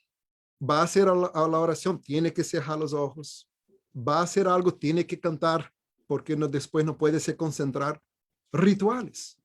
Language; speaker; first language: Spanish; non-native, fluent; Portuguese